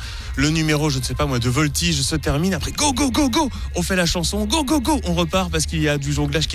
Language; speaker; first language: French; native; French